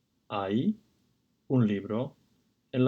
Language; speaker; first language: Spanish; non-native, fluent; English